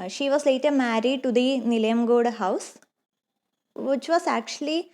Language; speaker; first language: English; non-native, local second language; Malayalam